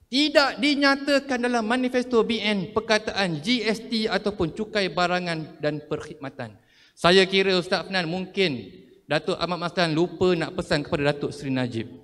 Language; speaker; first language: Malay; native; Malay